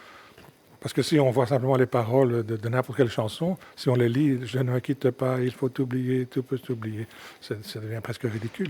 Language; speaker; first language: French; native; French